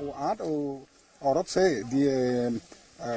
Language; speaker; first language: Hindi; non-native, learner; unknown